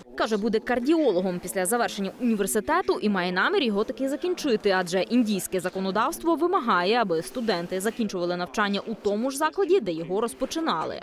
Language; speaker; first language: Ukrainian; native; Ukrainian